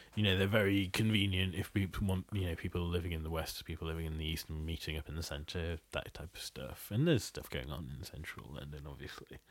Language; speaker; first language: English; early bilingual, other home language; Bangla